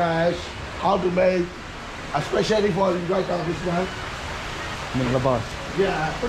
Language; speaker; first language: English; non-native, learner; Burmese